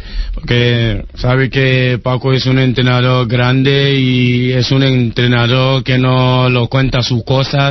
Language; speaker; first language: Spanish; non-native, learner; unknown